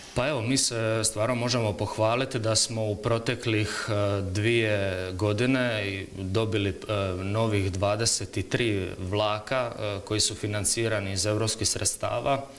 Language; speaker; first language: Croatian; native; Croatian